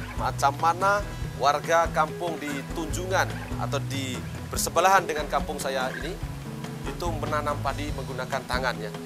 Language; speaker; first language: Indonesian; non-native, local second language; Javanese